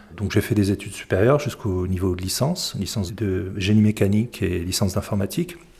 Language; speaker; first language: French; early bilingual, other home language; Arabic